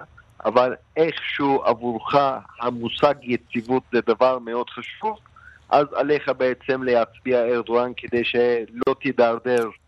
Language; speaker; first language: Hebrew; non-native, fluent; Turkish